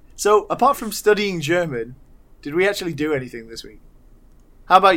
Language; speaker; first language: English; native; English